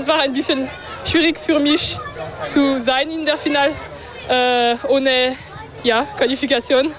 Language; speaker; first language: German; non-native, local second language; French